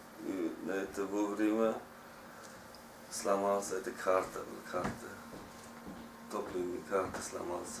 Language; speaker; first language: Russian; non-native, learner; Tajik